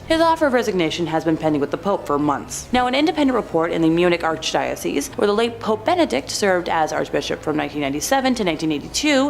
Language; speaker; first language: English; native; English